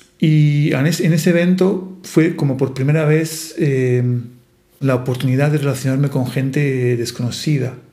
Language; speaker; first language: Spanish; non-native, fluent; Italian